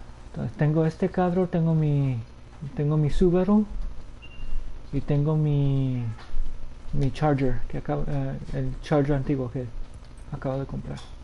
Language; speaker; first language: Spanish; native; Spanish